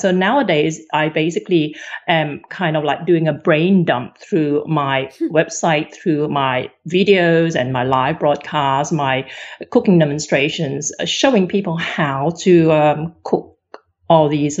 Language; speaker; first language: English; non-native, local second language; Cantonese